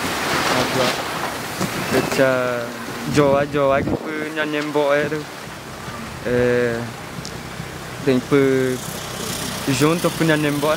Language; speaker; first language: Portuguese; non-native, local second language; Guarani